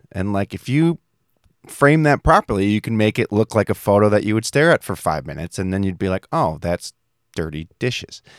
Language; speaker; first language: English; native; English